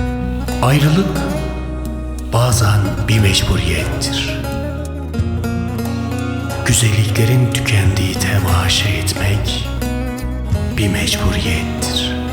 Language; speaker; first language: Turkish; native; Turkish